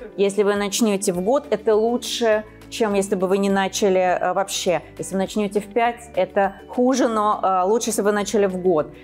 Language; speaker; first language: Russian; native; Russian